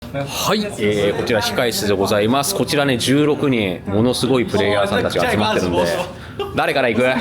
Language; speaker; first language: Japanese; native; Japanese